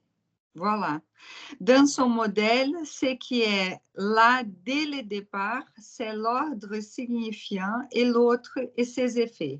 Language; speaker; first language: French; non-native, fluent; Portuguese